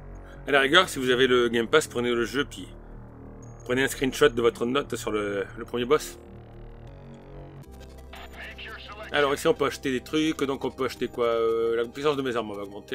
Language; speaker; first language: French; native; French